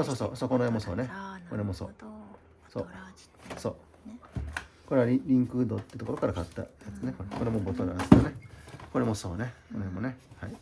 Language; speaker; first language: Japanese; native; Japanese